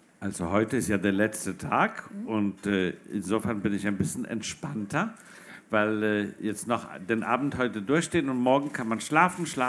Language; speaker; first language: German; non-native, fluent; Polish